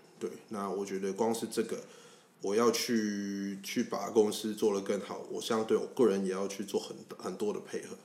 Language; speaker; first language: Chinese; non-native, local second language; Cantonese